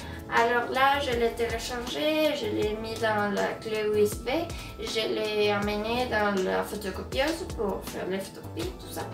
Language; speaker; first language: French; non-native, fluent; Spanish